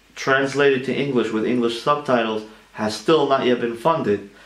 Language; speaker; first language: English; native; English